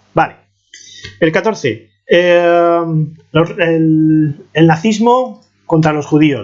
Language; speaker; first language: Spanish; native; Spanish